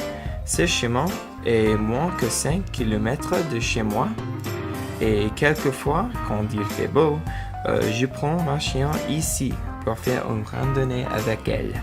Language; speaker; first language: French; non-native, learner; English